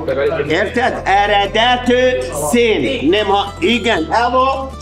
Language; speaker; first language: Hungarian; non-native, learner; Arabic